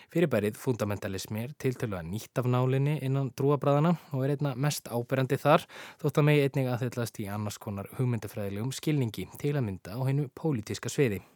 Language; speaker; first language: Icelandic; native; Icelandic